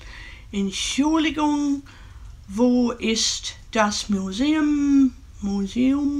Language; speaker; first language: German; non-native, learner; English